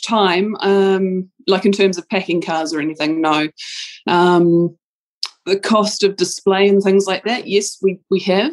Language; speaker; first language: English; native; English